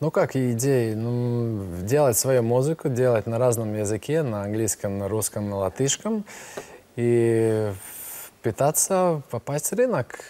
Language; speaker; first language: Russian; non-native, local second language; Latvian